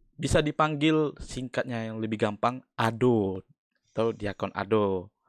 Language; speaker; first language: Indonesian; native; Indonesian